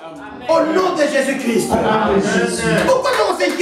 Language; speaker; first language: French; non-native, local second language; Lingala